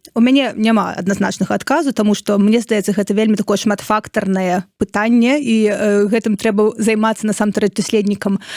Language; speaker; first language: Belarusian; non-native, local second language; Russian